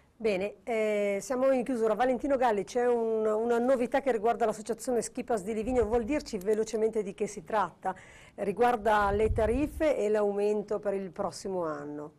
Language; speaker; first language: Italian; native; Italian